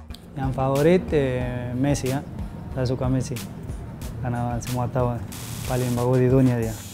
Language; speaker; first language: Indonesian; non-native, learner; Spanish